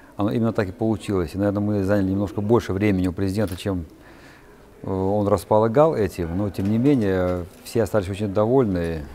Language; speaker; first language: Russian; native; Russian